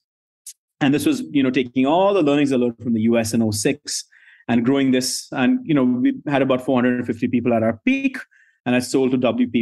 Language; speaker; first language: English; non-native, local second language; Hindi